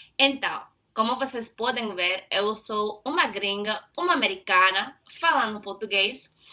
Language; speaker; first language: Portuguese; non-native, fluent; English